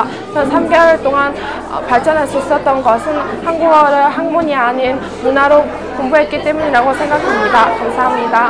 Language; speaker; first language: Korean; non-native, fluent; Mongolian